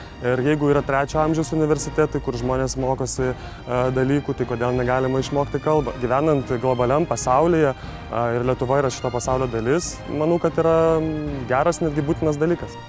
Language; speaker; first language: Lithuanian; native; Lithuanian